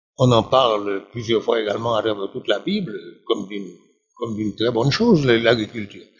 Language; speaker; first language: French; non-native, local second language; Haitian Creole